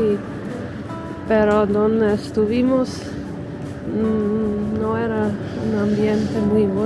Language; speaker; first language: Spanish; non-native, fluent; Dutch